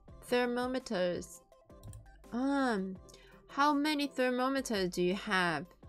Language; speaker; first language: English; non-native, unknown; Japanese